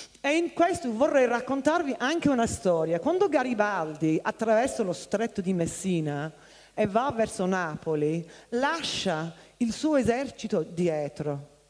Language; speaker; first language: Italian; non-native, fluent; English